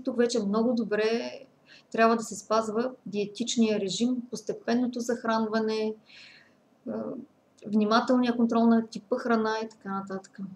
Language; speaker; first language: Bulgarian; native; Bulgarian